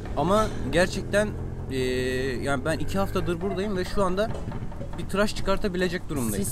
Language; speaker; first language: Turkish; native; Turkish